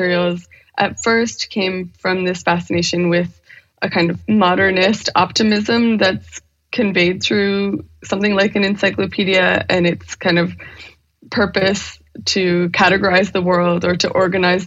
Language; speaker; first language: English; native; English